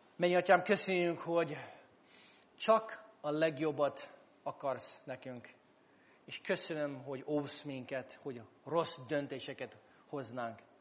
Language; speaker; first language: Hungarian; non-native, fluent; English